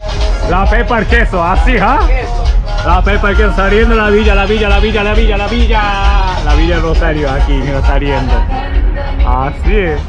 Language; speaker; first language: Spanish; non-native, learner; Japanese